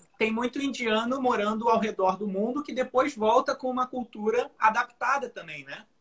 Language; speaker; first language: Portuguese; native; Portuguese